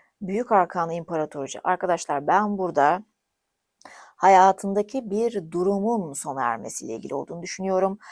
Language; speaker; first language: Turkish; native; Turkish